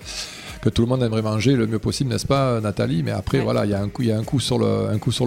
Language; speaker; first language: French; native; French